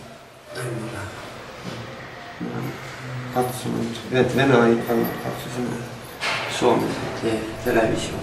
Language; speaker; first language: Finnish; non-native, learner; Estonian